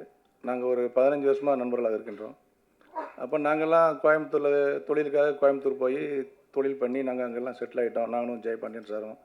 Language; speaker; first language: Tamil; native; Tamil